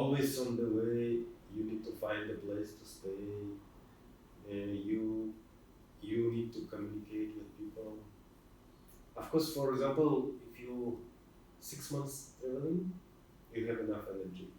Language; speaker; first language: English; non-native, fluent; Russian